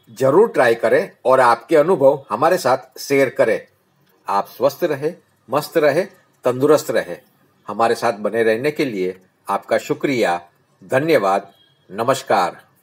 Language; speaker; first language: Hindi; non-native, local second language; Gujarati